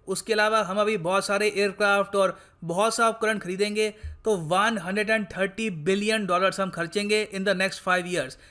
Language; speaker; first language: Hindi; native; Hindi